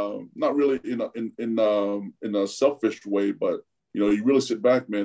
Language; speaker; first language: English; early bilingual, other home language; Tongan